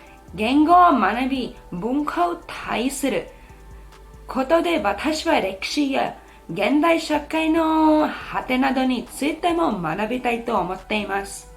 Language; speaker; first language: Japanese; non-native, fluent; English